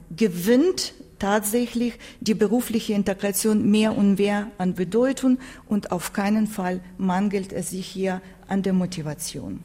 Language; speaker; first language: German; non-native, fluent; Turkish